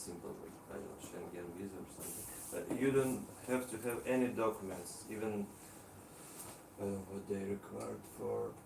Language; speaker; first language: English; non-native, learner; Russian